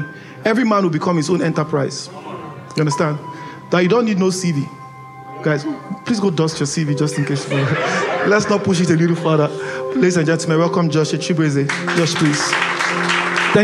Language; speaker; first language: English; non-native, local second language; Igbo